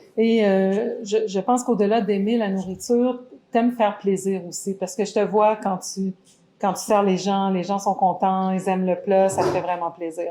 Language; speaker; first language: French; native; French